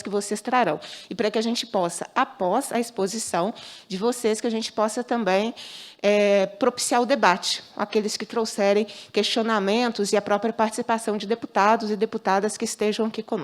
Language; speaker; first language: Portuguese; native; Portuguese